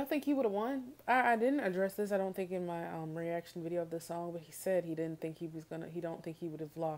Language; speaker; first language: English; native; English